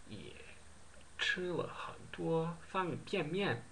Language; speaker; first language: Chinese; non-native, learner; Dutch